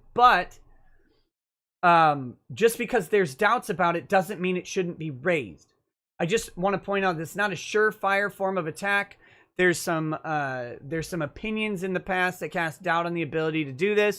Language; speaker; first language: English; native; English